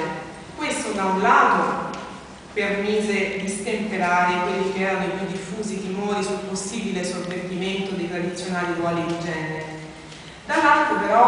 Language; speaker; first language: Italian; native; Italian